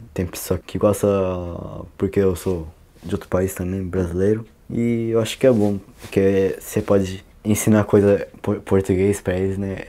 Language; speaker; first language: Portuguese; early bilingual, heritage; Portuguese